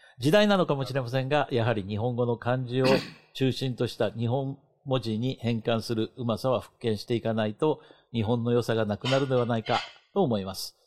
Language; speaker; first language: Japanese; native; Japanese